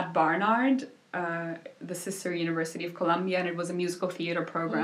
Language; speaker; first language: English; non-native, fluent; German